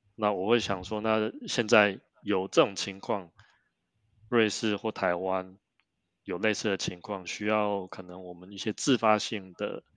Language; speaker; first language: Chinese; non-native, local second language; Min Nan Chinese